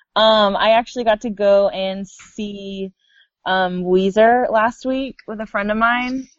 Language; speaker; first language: English; native; English